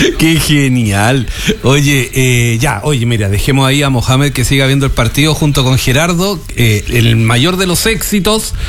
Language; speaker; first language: Spanish; native; Spanish